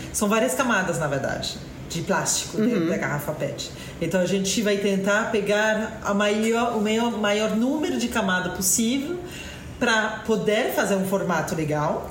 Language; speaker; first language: Portuguese; non-native, fluent; French